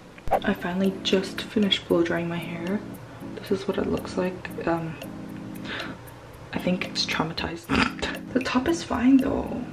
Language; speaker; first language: English; early bilingual, other home language; Korean